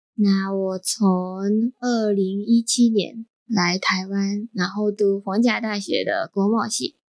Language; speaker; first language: Chinese; non-native, fluent; Japanese